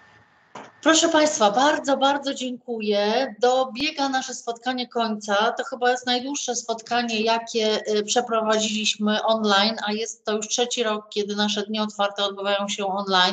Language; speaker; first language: Polish; native; Polish